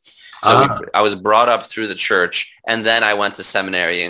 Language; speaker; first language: English; native; English